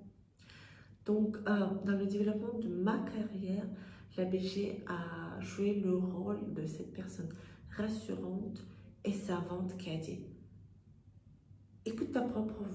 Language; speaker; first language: French; non-native, fluent; Russian